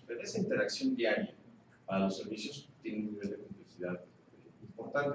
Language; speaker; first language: Spanish; native; Spanish